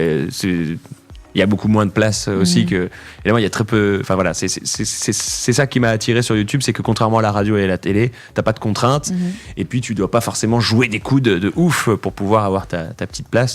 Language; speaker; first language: French; native; French